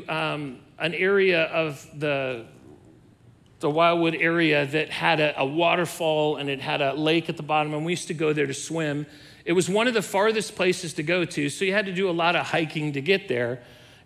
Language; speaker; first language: English; native; English